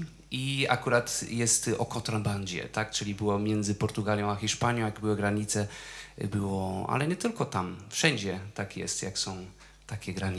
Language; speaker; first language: Polish; non-native, fluent; Portuguese